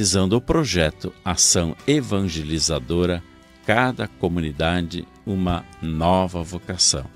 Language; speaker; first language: Portuguese; native; Portuguese